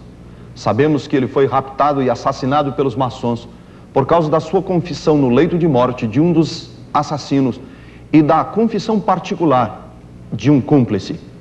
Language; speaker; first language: Portuguese; native; Portuguese